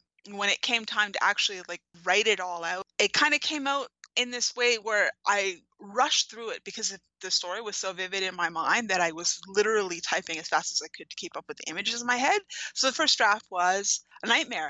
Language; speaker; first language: English; native; English